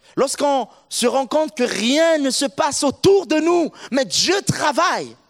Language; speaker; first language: French; non-native, local second language; Sango